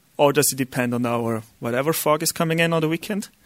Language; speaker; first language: English; non-native, fluent; German